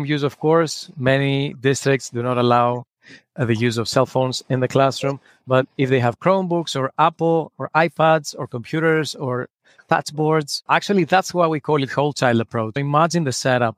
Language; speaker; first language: English; non-native, fluent; Greek